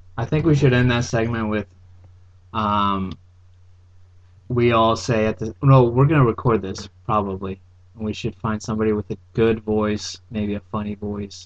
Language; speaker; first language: English; early bilingual, other home language; Spanish